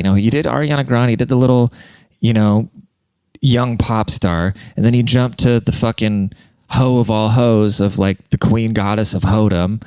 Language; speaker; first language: English; native; English